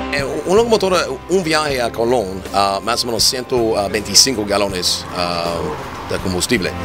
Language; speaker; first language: Spanish; non-native, learner; English